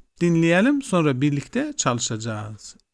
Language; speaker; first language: Turkish; non-native, fluent; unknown